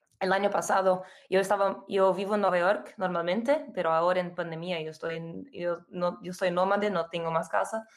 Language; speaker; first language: Spanish; non-native, fluent; Portuguese